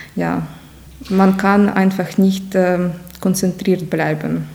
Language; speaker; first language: German; non-native, fluent; Ukrainian